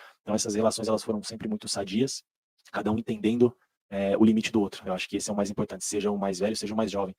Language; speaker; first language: Portuguese; native; Portuguese